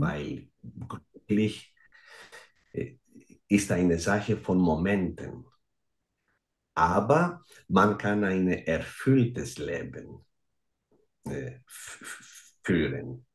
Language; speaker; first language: German; non-native, fluent; Greek